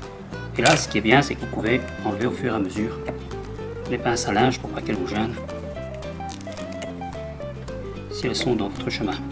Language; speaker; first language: French; native; French